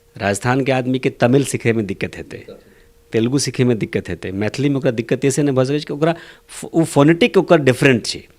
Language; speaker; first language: Maithili; non-native, local second language; Bhojpuri